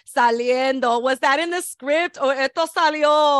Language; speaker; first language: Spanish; early bilingual, heritage; Spanish